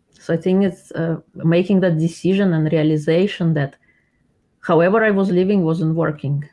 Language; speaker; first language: English; non-native, fluent; Russian